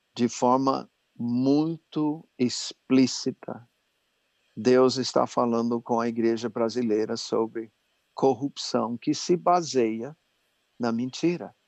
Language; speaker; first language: Portuguese; non-native, fluent; English